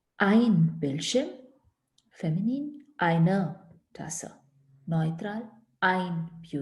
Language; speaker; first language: German; non-native, fluent; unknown